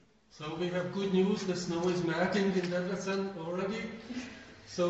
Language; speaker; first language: English; non-native, fluent; Hungarian